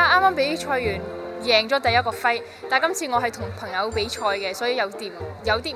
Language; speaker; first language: Cantonese; early bilingual, heritage; Cantonese